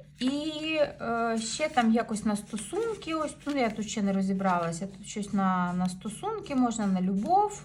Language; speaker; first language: Ukrainian; non-native, local second language; Russian